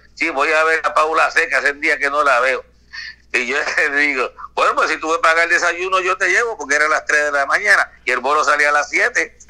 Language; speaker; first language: Spanish; native; Spanish